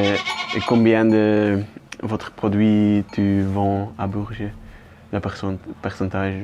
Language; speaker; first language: French; non-native, learner; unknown